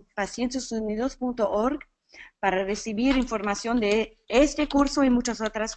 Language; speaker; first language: Spanish; non-native, fluent; English